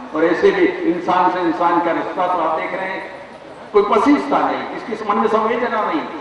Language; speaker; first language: Hindi; native; Hindi